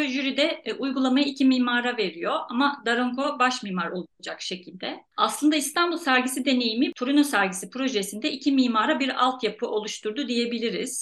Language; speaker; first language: Turkish; native; Turkish